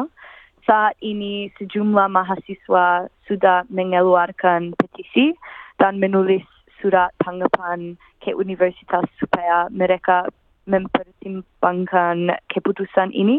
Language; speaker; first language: Indonesian; non-native, fluent; English